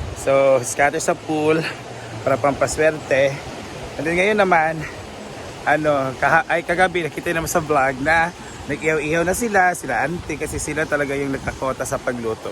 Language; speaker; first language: Filipino; non-native, local second language; Cebuano